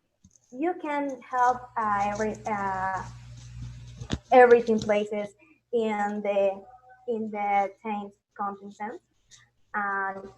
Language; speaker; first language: English; non-native, learner; Spanish